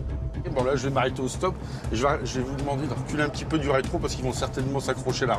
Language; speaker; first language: French; native; French